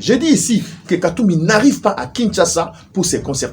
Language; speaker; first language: French; non-native, local second language; Lingala